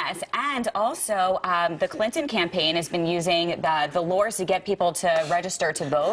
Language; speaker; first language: English; native; English